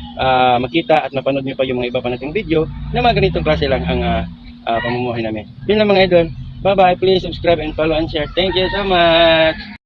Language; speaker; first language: Filipino; non-native, local second language; Cebuano